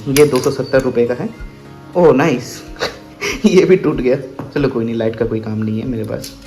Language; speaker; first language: Hindi; non-native, local second language; Bangla